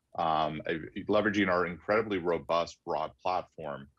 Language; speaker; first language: English; native; English